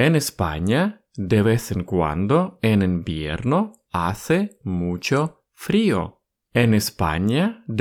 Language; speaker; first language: Spanish; non-native, fluent; Russian